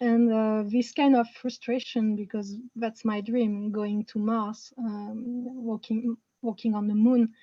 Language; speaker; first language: English; non-native, fluent; French